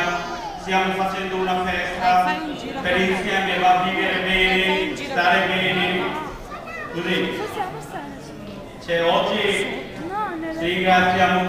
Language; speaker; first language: Italian; non-native, learner; Bangla